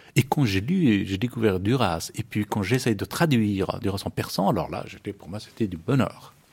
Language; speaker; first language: French; non-native, fluent; Persian